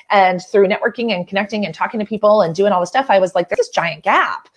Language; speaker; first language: English; native; English